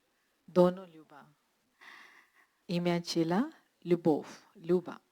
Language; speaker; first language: Russian; non-native, learner; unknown